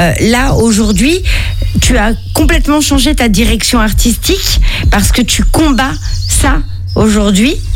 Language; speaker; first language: French; native; French